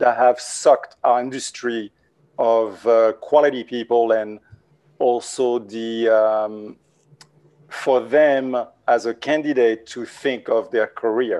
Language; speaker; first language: English; non-native, fluent; French